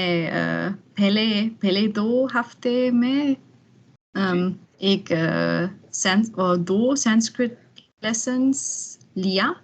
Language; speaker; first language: Hindi; non-native, learner; German